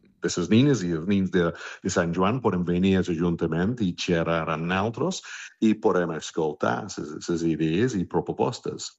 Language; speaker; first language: Catalan; non-native, fluent; English